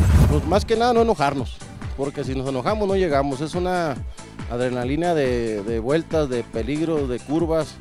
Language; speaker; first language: Spanish; native; Spanish